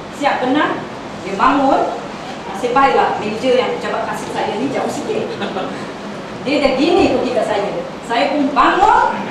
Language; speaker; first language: Malay; non-native, local second language; Chinese